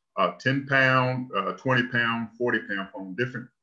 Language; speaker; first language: English; native; English